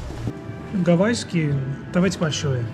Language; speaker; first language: Russian; non-native, learner; English